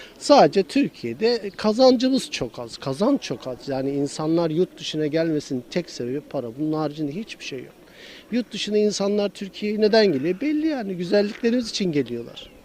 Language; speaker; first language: Turkish; native; Turkish